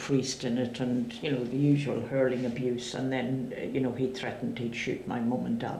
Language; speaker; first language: English; native; English